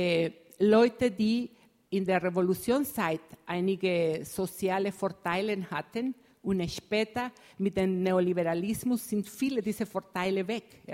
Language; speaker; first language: German; non-native, fluent; Spanish